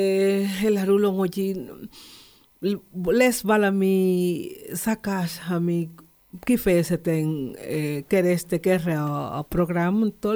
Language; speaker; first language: Hungarian; non-native, learner; Spanish